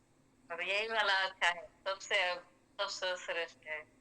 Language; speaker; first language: Hindi; native; Hindi